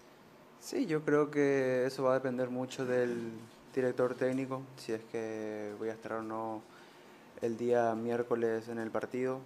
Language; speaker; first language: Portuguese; non-native, learner; Spanish